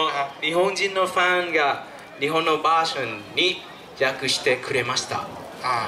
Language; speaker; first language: Japanese; non-native, fluent; Thai